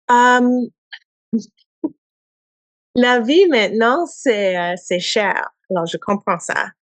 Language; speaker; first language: French; non-native, learner; English